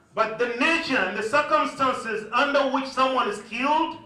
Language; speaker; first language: English; non-native, local second language; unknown